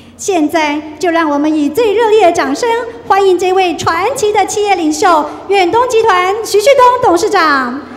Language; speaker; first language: Chinese; native; Chinese